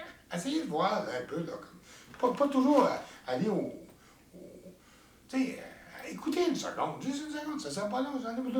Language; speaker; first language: French; native; French